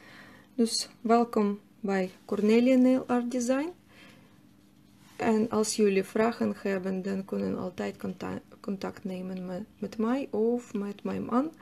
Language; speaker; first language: Dutch; non-native, learner; Russian